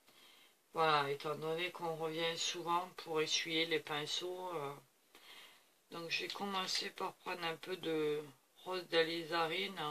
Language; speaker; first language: French; native; French